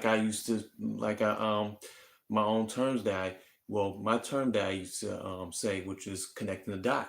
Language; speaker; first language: English; native; English